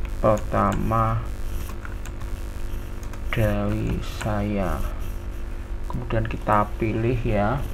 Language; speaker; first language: Indonesian; native; Indonesian